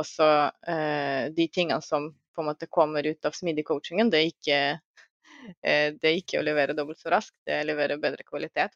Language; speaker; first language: Norwegian; non-native, fluent; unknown